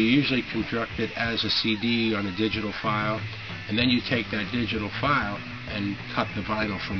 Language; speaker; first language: English; native; English